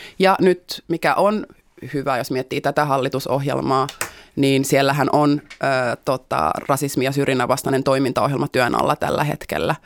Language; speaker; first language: Finnish; native; Finnish